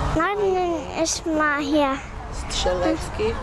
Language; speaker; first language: English; non-native, fluent; Polish